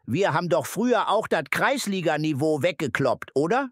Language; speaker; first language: German; native; German